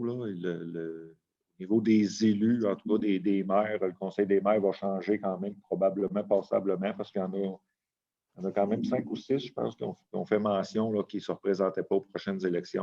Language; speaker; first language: French; native; French